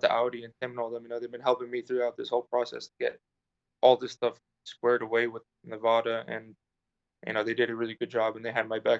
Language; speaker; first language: English; native; English